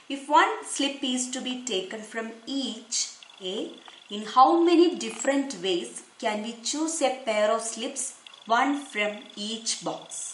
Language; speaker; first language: English; non-native, local second language; Malayalam